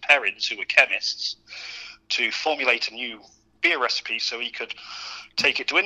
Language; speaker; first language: English; native; English